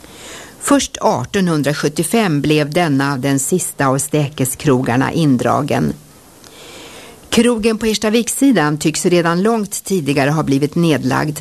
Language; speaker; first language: Swedish; native; Swedish